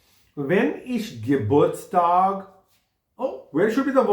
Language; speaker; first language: German; non-native, fluent; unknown